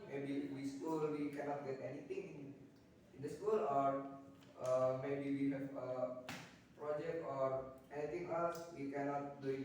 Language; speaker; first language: English; non-native, learner; Indonesian